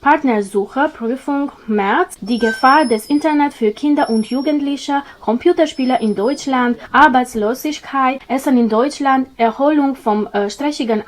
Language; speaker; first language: German; non-native, fluent; Albanian